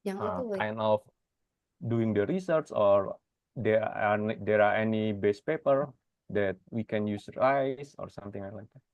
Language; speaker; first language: English; non-native, fluent; Indonesian